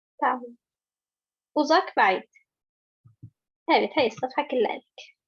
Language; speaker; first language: Turkish; non-native, fluent; Arabic